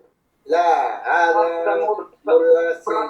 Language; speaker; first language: Arabic; non-native, learner; Urdu